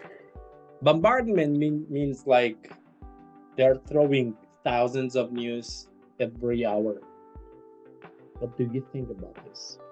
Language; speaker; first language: English; non-native, fluent; Tajik